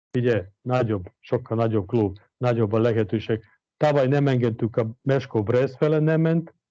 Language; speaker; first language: Hungarian; non-native, fluent; Serbian